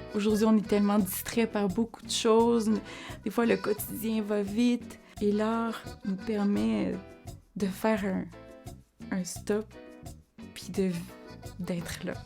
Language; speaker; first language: French; non-native, fluent; Spanish